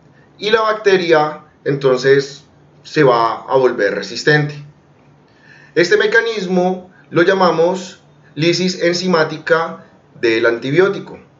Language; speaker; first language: Spanish; native; Spanish